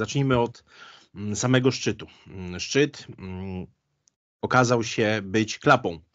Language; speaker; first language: Polish; native; Polish